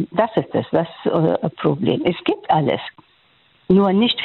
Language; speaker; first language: German; non-native, fluent; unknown